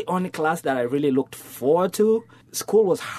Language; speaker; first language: English; non-native, local second language; Kikuyu